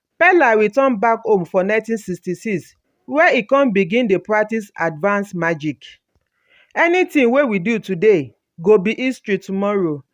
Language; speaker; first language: Nigerian Pidgin; native; Nigerian Pidgin